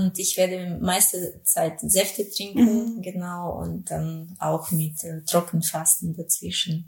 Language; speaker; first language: German; non-native, fluent; Russian